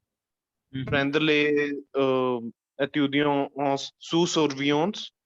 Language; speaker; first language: French; non-native, learner; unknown